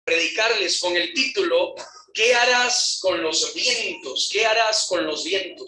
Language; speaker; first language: Spanish; native; Spanish